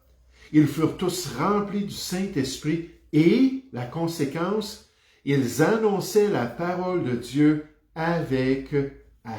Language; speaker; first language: French; native; French